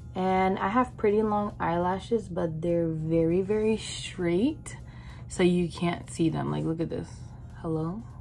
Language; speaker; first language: English; native; English